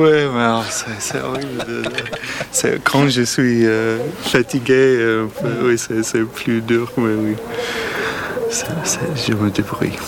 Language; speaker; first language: French; non-native, learner; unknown